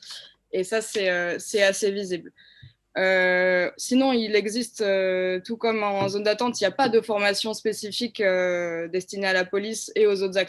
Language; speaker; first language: French; native; French